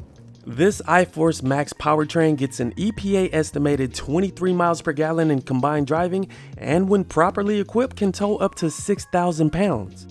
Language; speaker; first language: English; native; English